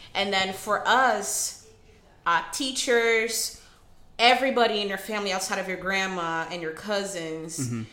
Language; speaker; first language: English; early bilingual, other home language; Portuguese